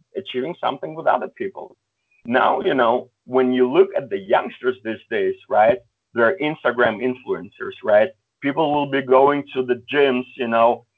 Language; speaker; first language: English; early bilingual, other home language; Russian